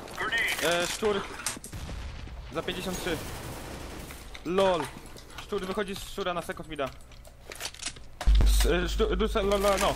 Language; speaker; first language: Polish; native; Polish